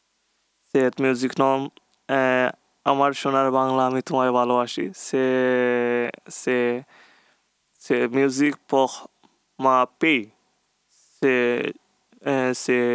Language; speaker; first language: French; non-native, learner; Bangla